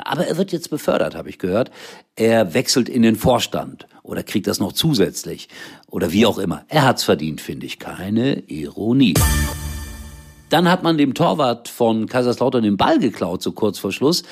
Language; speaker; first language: German; native; German